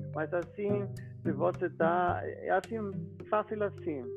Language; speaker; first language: Portuguese; non-native, fluent; German